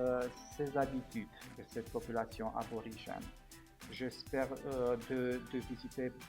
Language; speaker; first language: French; non-native, fluent; Romanian